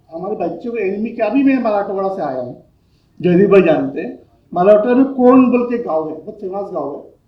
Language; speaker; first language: Hindi; non-native, local second language; Bangla